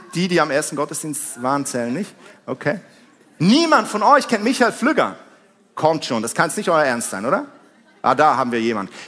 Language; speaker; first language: German; native; German